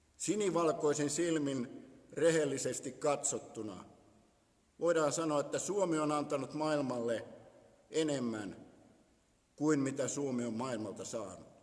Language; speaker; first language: Finnish; native; Finnish